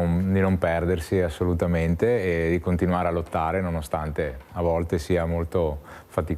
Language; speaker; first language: Italian; native; Italian